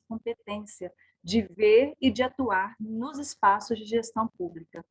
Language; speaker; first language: Portuguese; native; Portuguese